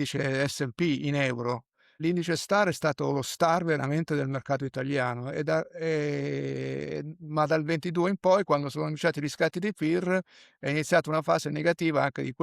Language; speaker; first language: Italian; native; Italian